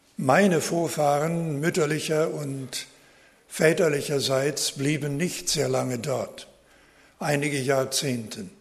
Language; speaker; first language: German; early bilingual, heritage; German